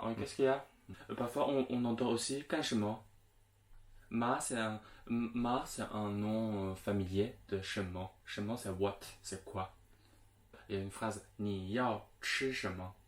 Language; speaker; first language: French; non-native, fluent; Chinese